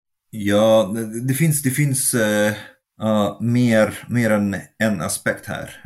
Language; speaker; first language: Swedish; non-native, fluent; Arabic